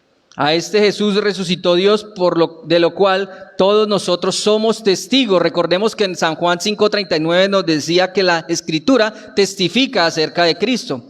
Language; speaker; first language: Spanish; native; Spanish